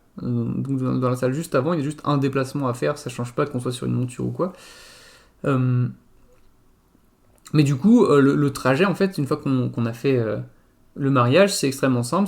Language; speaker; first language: French; native; French